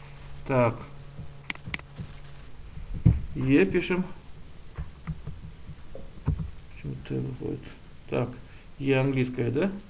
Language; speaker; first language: Russian; native; Russian